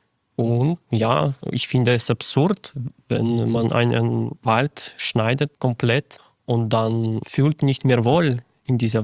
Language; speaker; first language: German; non-native, fluent; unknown